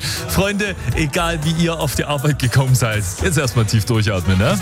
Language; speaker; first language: German; native; German